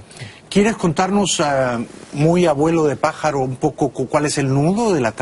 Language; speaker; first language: Spanish; native; Spanish